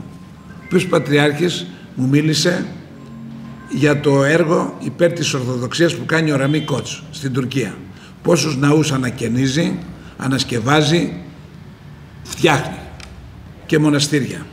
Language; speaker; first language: Greek; native; Greek